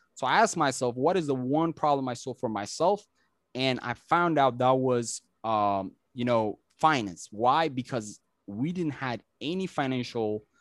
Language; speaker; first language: English; non-native, fluent; Amharic